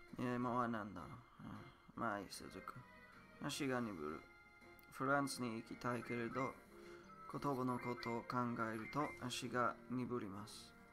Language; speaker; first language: Japanese; non-native, learner; English